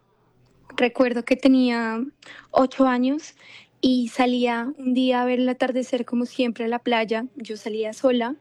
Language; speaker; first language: Spanish; native; Spanish